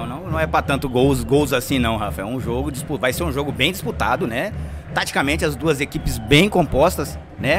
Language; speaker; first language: Portuguese; native; Portuguese